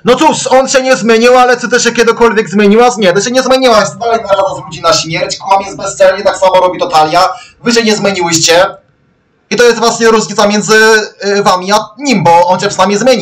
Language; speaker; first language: Polish; native; Polish